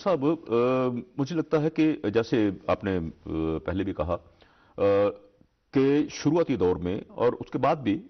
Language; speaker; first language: Hindi; non-native, local second language; Dogri